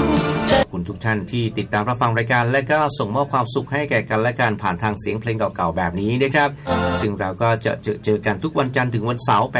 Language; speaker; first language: Thai; native; Thai